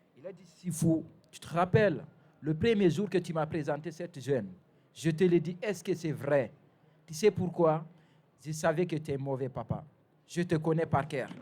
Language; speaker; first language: French; non-native, fluent; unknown